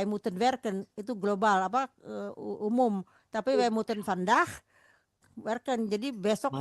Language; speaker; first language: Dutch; non-native, fluent; Indonesian